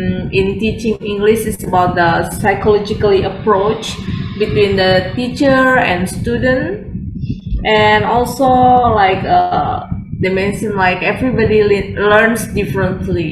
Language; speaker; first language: English; non-native, fluent; Indonesian